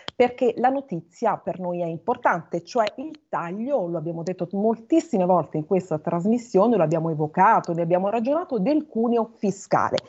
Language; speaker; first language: Italian; native; Italian